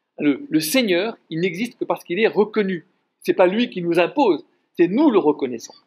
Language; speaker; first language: French; native; French